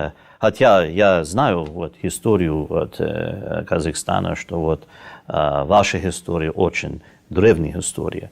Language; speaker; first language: Russian; non-native, fluent; English